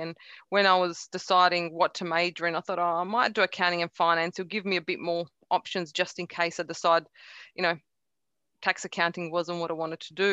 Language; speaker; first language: English; early bilingual, other home language; Croatian